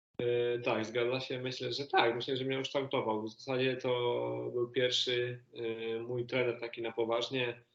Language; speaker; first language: Polish; native; Polish